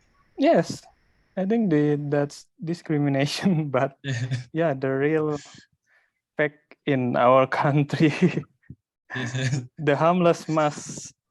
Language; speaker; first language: English; non-native, learner; Indonesian